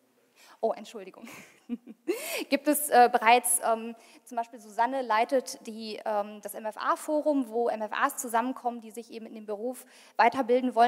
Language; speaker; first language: German; native; German